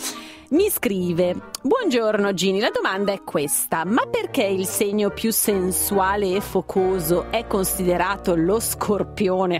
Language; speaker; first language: Italian; native; Italian